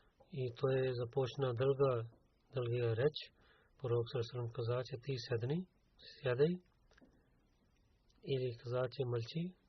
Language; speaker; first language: Bulgarian; non-native, learner; Urdu